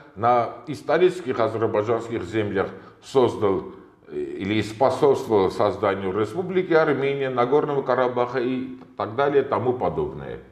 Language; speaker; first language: Russian; non-native, local second language; Armenian